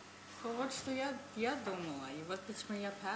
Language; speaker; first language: Russian; early bilingual, heritage; English